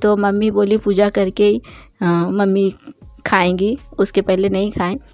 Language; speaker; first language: Hindi; non-native, local second language; Bangla